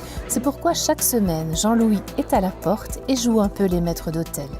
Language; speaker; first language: French; native; French